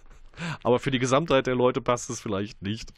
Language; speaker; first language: German; native; German